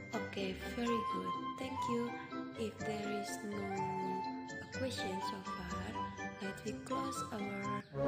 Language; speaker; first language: English; non-native, learner; Indonesian